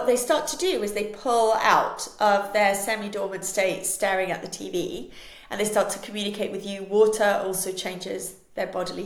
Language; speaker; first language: English; non-native, fluent; Spanish